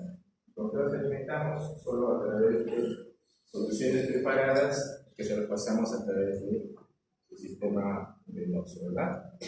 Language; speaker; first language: Spanish; native; Spanish